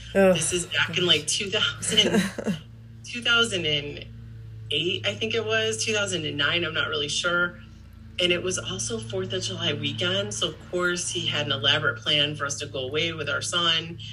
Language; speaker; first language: English; native; English